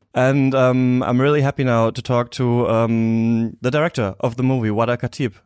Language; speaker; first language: English; non-native, fluent; German